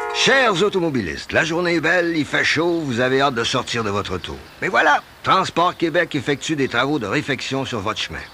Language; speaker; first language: French; native; French